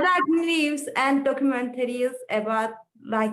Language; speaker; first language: English; non-native, learner; Turkish